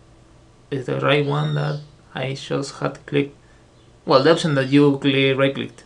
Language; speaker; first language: English; non-native, fluent; Spanish